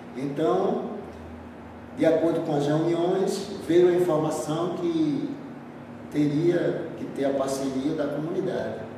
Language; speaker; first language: Portuguese; native; Portuguese